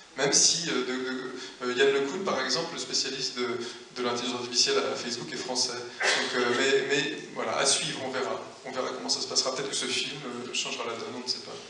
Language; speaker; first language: French; native; French